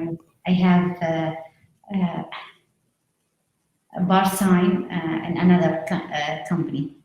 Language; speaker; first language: English; non-native, learner; Arabic